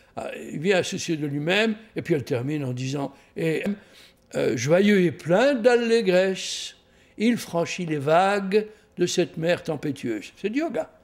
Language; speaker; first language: French; native; French